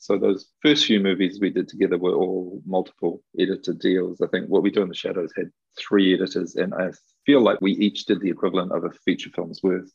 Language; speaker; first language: English; native; English